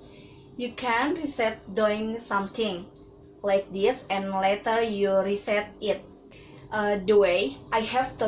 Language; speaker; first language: English; non-native, learner; Indonesian